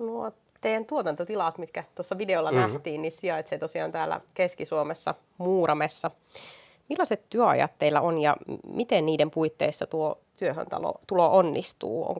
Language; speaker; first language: Finnish; native; Finnish